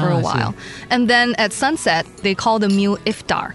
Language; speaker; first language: English; non-native, local second language; Chinese